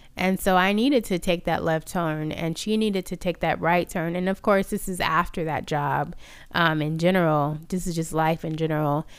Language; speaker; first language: English; native; English